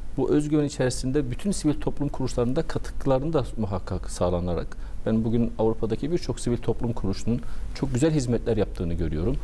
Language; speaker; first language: Turkish; early bilingual, heritage; Turkish